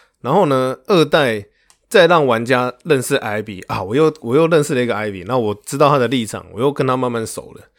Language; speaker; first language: Chinese; native; Chinese